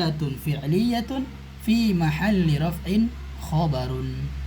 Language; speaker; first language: Arabic; non-native, fluent; Indonesian